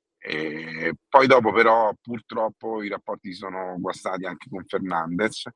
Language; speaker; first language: Italian; native; Italian